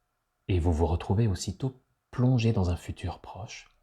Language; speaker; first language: French; native; French